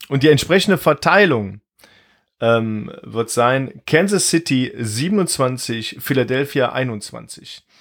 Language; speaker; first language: German; native; German